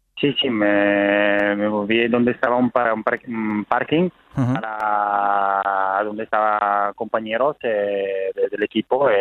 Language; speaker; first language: Spanish; non-native, learner; Italian